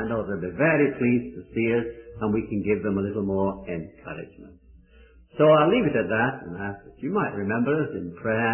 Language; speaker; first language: English; native; English